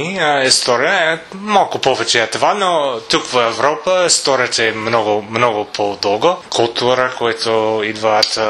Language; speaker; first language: Bulgarian; non-native, learner; English